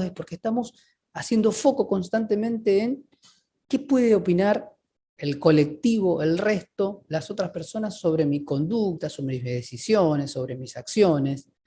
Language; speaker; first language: Spanish; native; Spanish